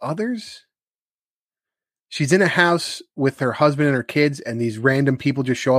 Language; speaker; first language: English; native; English